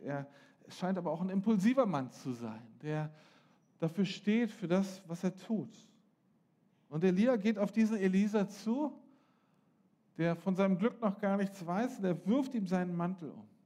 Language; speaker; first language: German; native; German